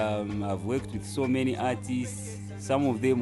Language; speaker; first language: English; non-native, local second language; Bemba